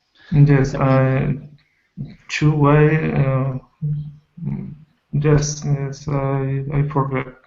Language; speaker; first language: English; non-native, learner; Spanish